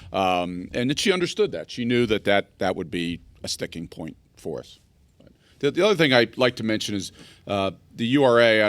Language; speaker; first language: English; native; English